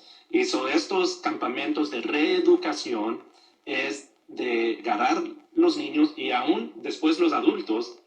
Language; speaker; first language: Spanish; early bilingual, other home language; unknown